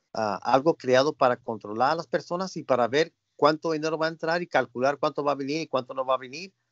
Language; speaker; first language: Spanish; early bilingual, heritage; Spanish